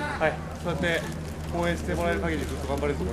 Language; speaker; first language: Japanese; native; Japanese